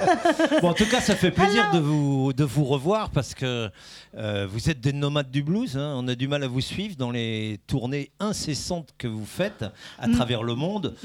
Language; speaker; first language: French; native; French